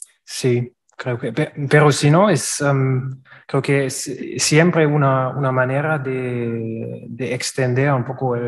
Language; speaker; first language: Spanish; non-native, learner; German